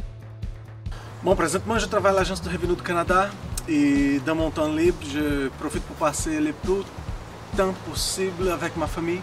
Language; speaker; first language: French; non-native, fluent; Portuguese